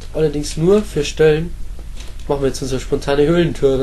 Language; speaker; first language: German; native; German